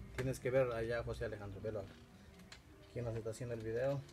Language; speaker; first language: Spanish; native; Spanish